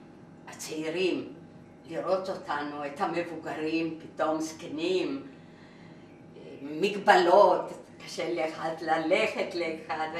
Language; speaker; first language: Hebrew; non-native, fluent; Greek